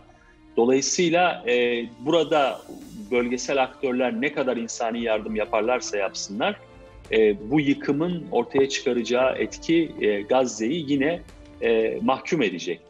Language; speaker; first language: Turkish; native; Turkish